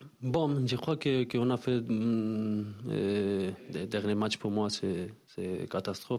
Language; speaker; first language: French; non-native, learner; Spanish